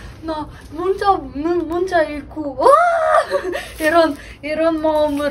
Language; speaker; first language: Korean; non-native, learner; Ukrainian